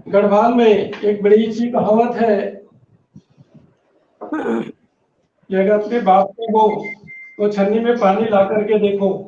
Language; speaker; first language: Hindi; native; Hindi